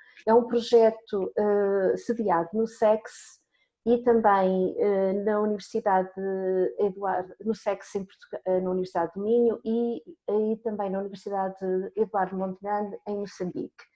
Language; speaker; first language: Portuguese; native; Portuguese